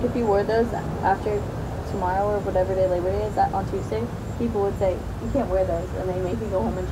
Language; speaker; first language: English; native; English